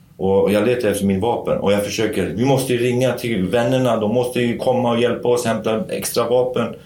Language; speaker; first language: Swedish; non-native, fluent; Kurdish